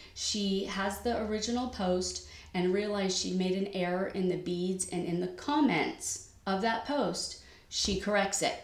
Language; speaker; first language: English; native; English